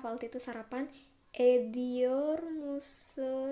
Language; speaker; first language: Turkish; non-native, fluent; Indonesian